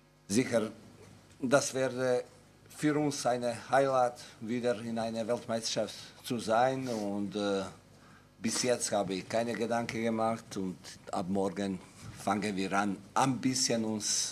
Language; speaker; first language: German; non-native, fluent; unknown